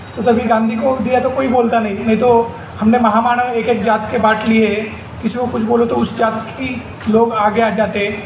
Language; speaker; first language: Hindi; non-native, local second language; Marathi